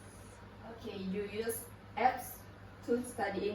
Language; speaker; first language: English; non-native, learner; Indonesian